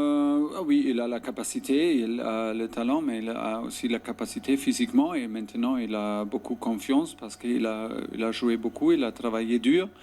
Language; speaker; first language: French; non-native, fluent; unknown